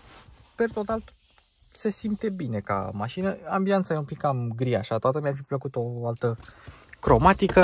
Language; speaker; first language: Romanian; native; Romanian